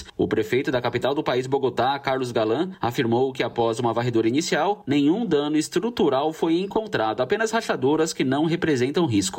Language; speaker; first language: Portuguese; native; Portuguese